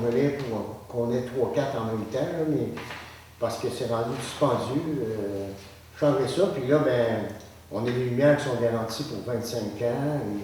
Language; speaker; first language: French; native; French